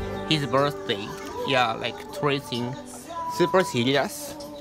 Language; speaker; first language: English; non-native, learner; Japanese